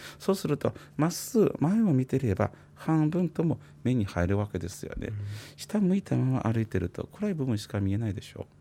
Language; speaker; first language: Japanese; non-native, fluent; Chinese